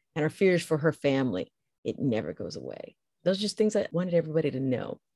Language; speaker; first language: English; native; English